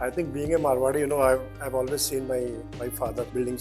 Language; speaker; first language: English; non-native, local second language; Hindi